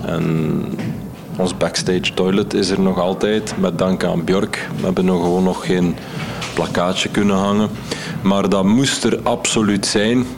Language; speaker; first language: Dutch; native; Dutch